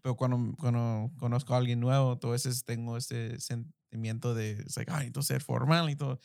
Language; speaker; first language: Spanish; early bilingual, heritage; Spanish